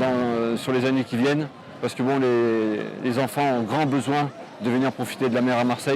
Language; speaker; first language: French; native; French